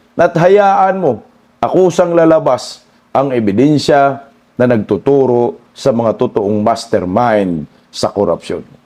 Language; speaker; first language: Filipino; non-native, local second language; Cebuano